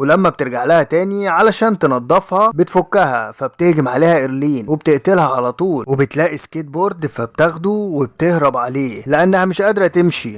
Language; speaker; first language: Arabic; native; Arabic